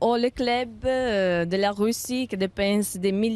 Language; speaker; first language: French; non-native, learner; Italian